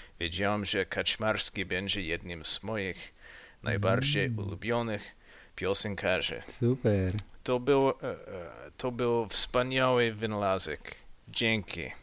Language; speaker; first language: Polish; non-native, learner; English